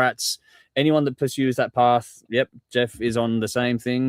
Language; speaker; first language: English; native; English